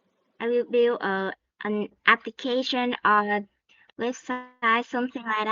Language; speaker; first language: English; non-native, learner; Vietnamese